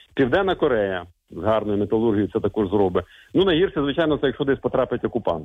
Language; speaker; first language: Ukrainian; native; Ukrainian